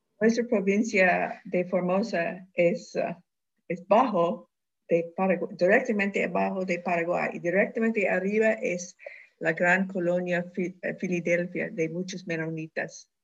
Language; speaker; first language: Spanish; non-native, fluent; English